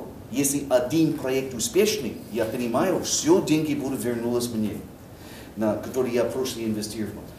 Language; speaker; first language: Russian; non-native, learner; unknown